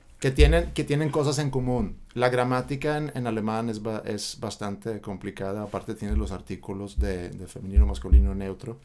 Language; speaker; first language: Spanish; non-native, fluent; Swedish